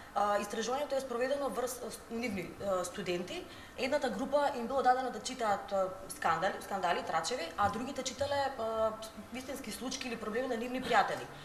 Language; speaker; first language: Macedonian; native; Macedonian